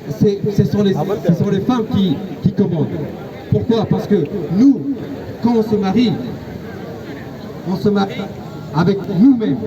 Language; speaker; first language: French; non-native, fluent; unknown